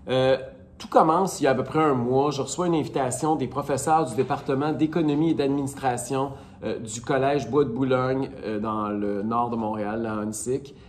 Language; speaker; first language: French; native; French